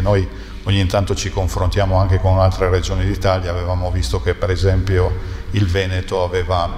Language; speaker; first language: Italian; native; Italian